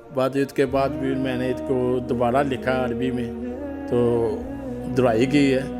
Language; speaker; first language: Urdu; non-native, local second language; Punjabi